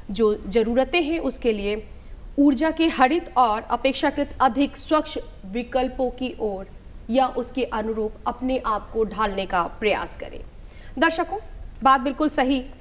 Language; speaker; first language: Hindi; native; Hindi